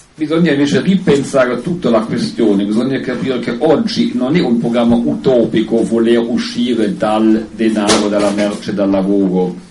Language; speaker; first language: Italian; non-native, fluent; German